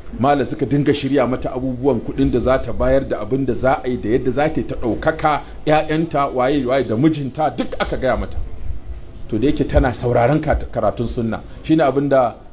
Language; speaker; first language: Hausa; native; Hausa